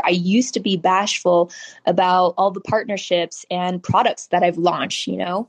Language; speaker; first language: English; early bilingual, other home language; Chinese